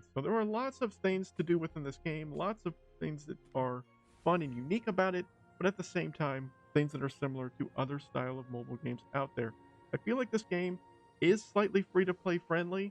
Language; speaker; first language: English; native; English